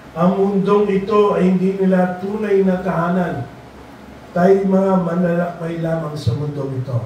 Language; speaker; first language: Filipino; native; Filipino